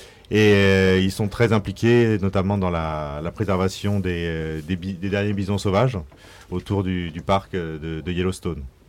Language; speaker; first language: French; native; French